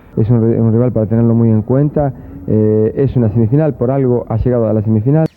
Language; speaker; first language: Spanish; native; Spanish